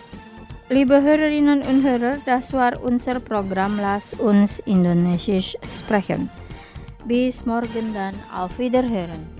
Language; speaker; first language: German; non-native, fluent; Indonesian